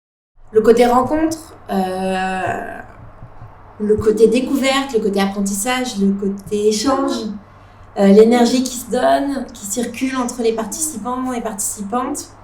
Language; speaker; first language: French; native; French